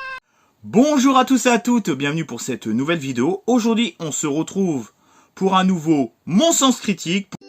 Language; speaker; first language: French; native; French